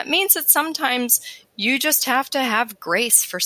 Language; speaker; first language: English; native; English